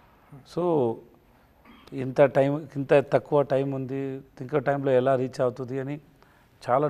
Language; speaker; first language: Telugu; non-native, learner; Tamil